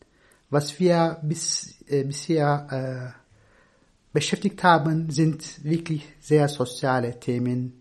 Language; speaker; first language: German; non-native, fluent; Turkish